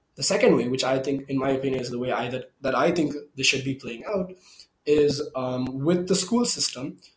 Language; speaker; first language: English; non-native, local second language; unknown